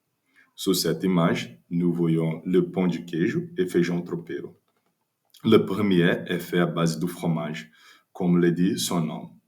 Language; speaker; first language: French; non-native, learner; Portuguese